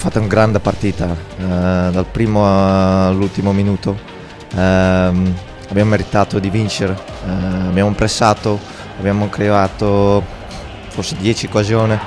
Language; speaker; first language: Italian; non-native, fluent; Dutch